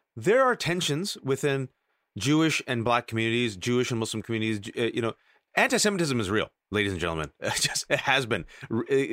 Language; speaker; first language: English; native; English